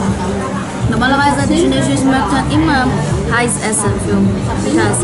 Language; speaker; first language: German; non-native, learner; Chinese